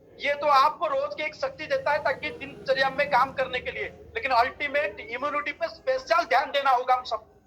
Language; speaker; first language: Hindi; non-native, local second language; Odia